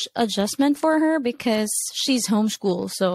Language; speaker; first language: English; non-native, local second language; Cebuano